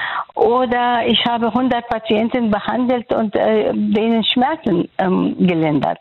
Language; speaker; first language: German; non-native, fluent; Persian